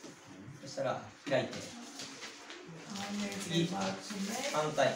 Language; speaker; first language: Japanese; native; Japanese